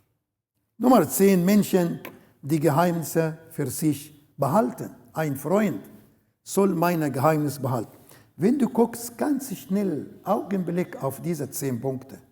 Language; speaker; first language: German; non-native, learner; Arabic